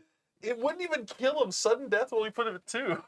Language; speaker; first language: English; native; English